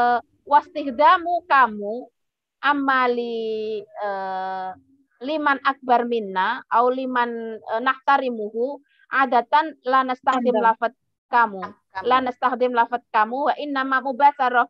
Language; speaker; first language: Arabic; non-native, fluent; Indonesian